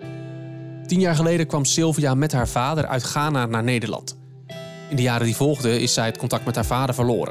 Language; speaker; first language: Dutch; native; Dutch